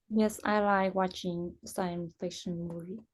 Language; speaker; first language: English; non-native, learner; Vietnamese